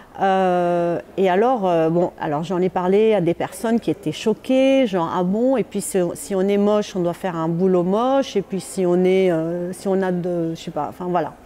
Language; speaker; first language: French; non-native, local second language; Arabic